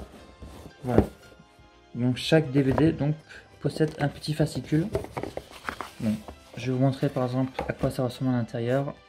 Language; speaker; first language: French; native; French